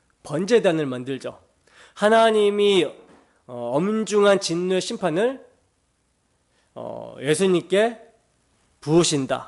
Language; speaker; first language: Korean; native; Korean